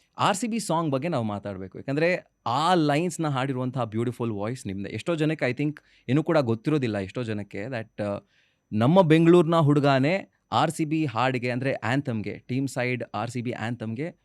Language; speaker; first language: Kannada; native; Kannada